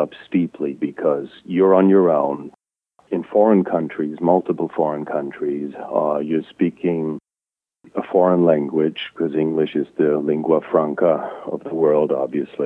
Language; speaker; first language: English; non-native, fluent; German